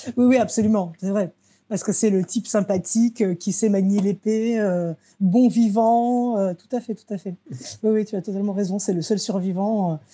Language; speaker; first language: French; early bilingual, other home language; Russian